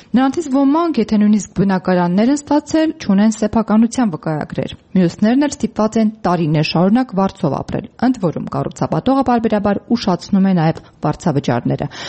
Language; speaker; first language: Armenian; native; Armenian